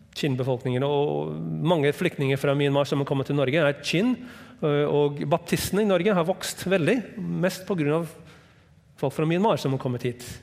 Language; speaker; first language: Norwegian; non-native, fluent; English